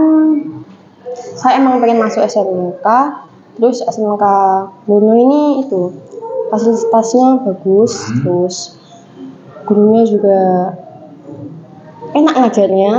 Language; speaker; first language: Indonesian; non-native, local second language; Javanese